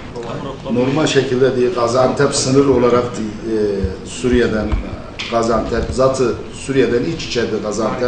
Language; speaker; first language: Turkish; non-native, fluent; Arabic